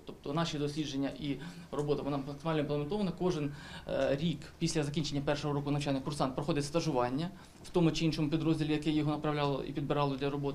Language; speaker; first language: Ukrainian; native; Ukrainian